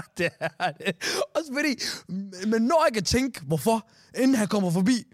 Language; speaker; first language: Danish; early bilingual, other home language; Somali